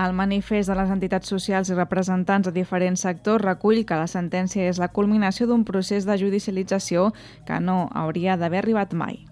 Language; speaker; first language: Catalan; native; Catalan